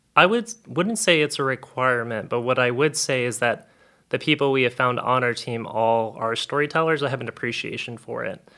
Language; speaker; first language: English; native; English